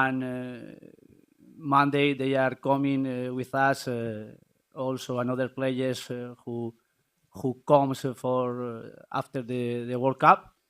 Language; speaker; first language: English; non-native, learner; Spanish